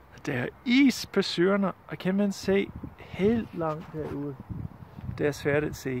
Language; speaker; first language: Danish; non-native, learner; English